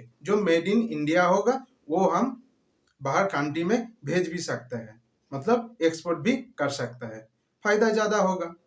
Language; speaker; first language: Hindi; non-native, local second language; Bangla